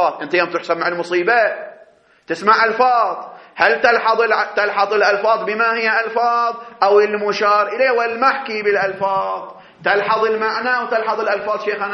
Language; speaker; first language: Arabic; native; Arabic